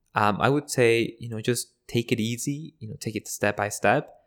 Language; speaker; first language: English; early bilingual, other home language; Spanish